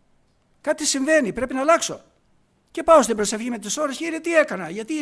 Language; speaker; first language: Greek; native; Greek